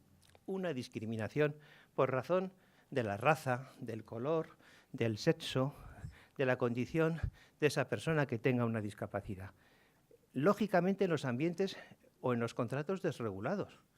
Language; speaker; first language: Spanish; native; Spanish